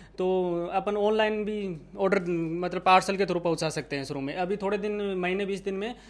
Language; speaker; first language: Hindi; native; Hindi